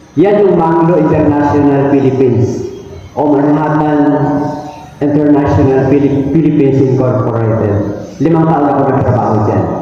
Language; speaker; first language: Filipino; non-native, local second language; Cebuano